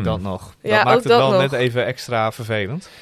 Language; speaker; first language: Dutch; native; Dutch